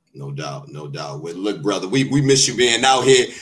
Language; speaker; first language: English; native; English